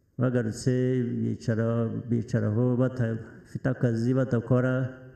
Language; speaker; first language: Kinyarwanda; early bilingual, heritage; Kinyarwanda